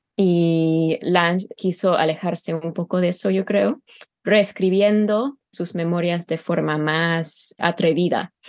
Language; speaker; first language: Spanish; non-native, fluent; English